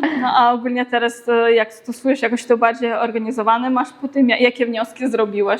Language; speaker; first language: Polish; native; Polish